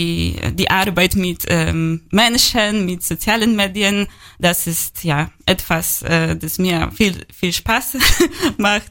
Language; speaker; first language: German; non-native, learner; Polish